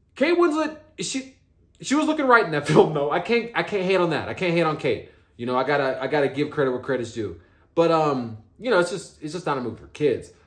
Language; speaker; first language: English; native; English